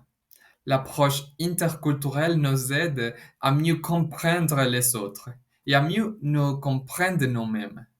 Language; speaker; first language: French; non-native, fluent; Spanish